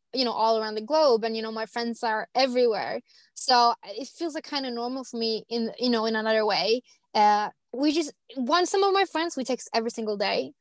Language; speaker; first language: English; non-native, fluent; Swedish